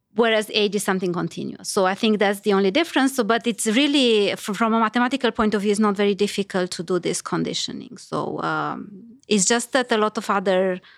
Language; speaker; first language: English; non-native, fluent; Romanian